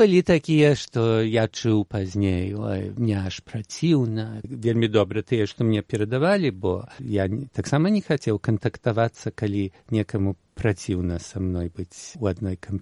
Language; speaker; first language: Belarusian; early bilingual, heritage; Belarusian